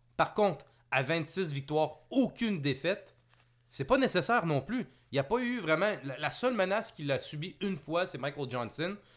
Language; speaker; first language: French; native; French